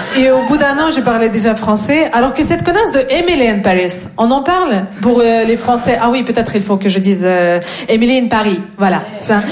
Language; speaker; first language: French; non-native, fluent; Russian